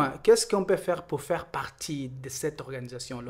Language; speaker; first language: French; non-native, fluent; Portuguese